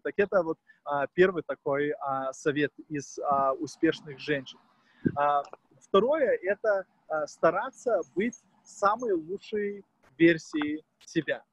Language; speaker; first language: Russian; non-native, fluent; Lithuanian